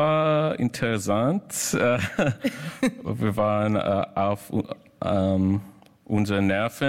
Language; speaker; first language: German; non-native, learner; English